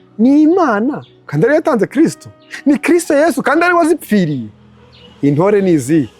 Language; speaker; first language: Kinyarwanda; native; Kinyarwanda